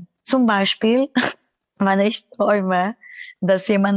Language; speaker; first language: German; non-native, fluent; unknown